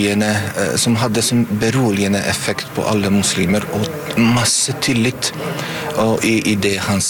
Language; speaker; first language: Norwegian; non-native, fluent; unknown